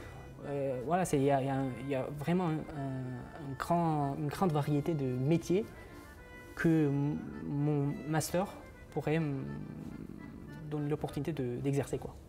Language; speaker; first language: French; non-native, fluent; Uzbek